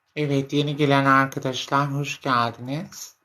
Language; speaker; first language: Turkish; non-native, learner; Arabic